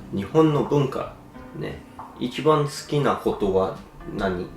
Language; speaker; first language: Japanese; early bilingual, heritage; English